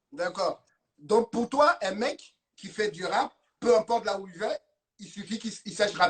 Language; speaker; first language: French; native; French